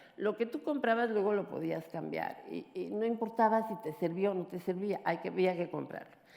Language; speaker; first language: Spanish; native; Spanish